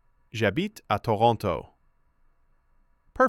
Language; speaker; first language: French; non-native, fluent; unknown